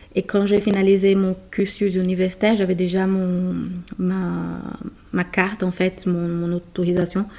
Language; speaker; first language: French; non-native, fluent; Portuguese